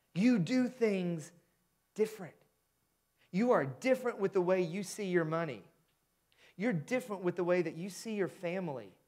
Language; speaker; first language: English; native; English